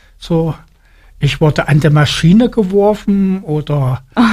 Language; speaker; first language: German; native; German